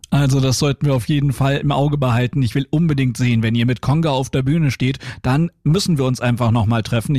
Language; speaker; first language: German; native; German